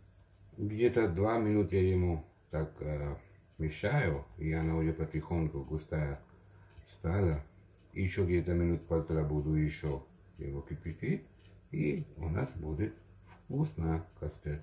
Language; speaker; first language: Russian; non-native, learner; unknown